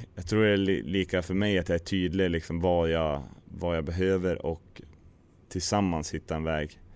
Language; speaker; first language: Swedish; native; Swedish